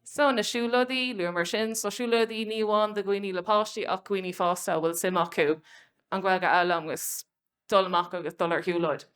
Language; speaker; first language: Irish; non-native, local second language; English